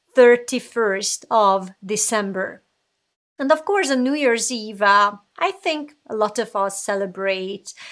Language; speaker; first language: English; non-native, fluent; Hungarian